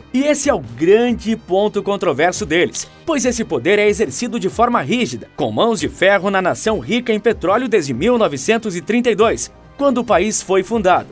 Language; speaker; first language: Portuguese; native; Portuguese